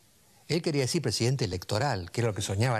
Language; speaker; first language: Spanish; native; Spanish